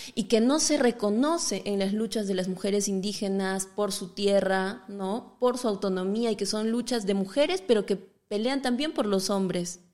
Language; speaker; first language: Spanish; native; Spanish